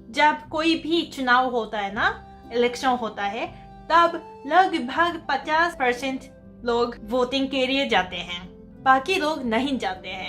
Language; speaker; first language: Hindi; non-native, fluent; Japanese